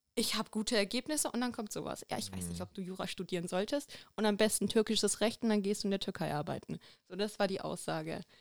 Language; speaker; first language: German; native; German